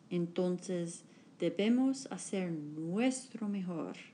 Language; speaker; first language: Spanish; non-native, learner; English